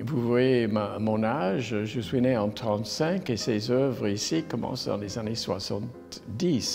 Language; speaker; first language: French; non-native, fluent; English